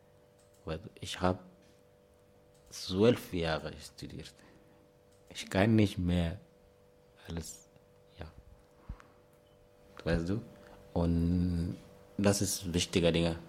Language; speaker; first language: German; non-native, learner; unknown